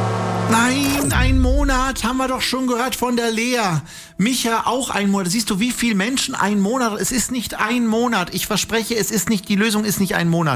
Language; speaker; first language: German; native; German